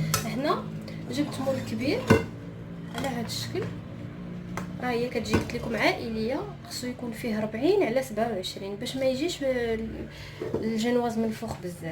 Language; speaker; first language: Arabic; native; Arabic